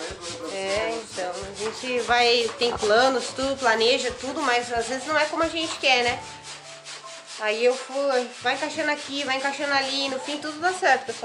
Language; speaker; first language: Portuguese; native; Portuguese